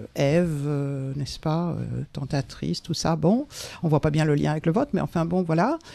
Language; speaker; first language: French; native; French